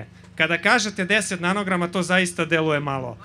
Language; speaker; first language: Serbian; native; Serbian